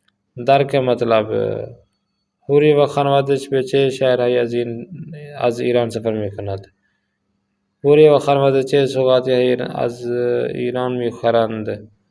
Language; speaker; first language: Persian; non-native, fluent; Urdu